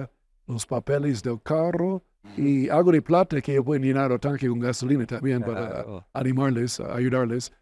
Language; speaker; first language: Spanish; non-native, fluent; English